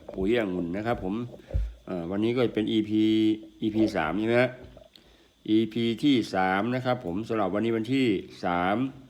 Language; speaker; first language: Thai; non-native, local second language; Northeastern Thai